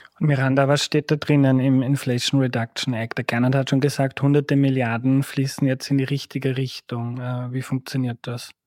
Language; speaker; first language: German; native; German